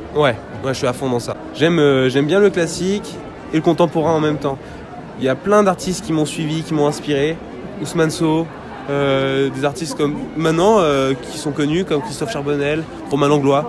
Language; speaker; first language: French; native; French